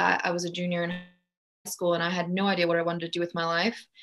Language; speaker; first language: English; early bilingual, other home language; German